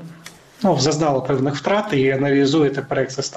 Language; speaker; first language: Ukrainian; native; Ukrainian